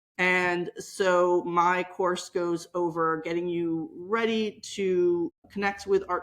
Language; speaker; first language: English; native; English